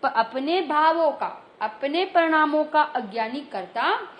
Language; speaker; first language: Hindi; non-native, local second language; Gujarati